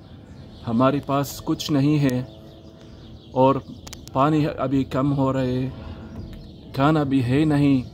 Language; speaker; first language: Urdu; non-native, learner; Arabic